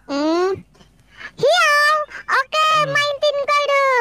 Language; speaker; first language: Vietnamese; non-native, learner; Indonesian